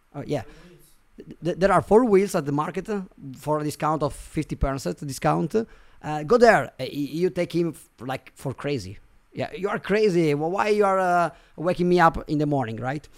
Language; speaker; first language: English; non-native, fluent; Italian